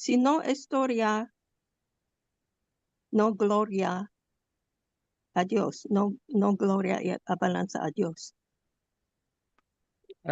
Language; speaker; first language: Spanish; non-native, learner; English